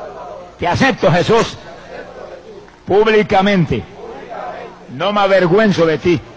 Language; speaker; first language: Spanish; native; Spanish